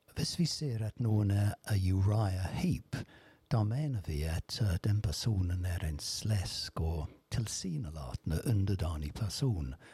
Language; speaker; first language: Norwegian; non-native, fluent; English